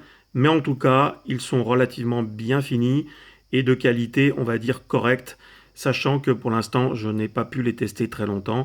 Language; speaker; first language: French; native; French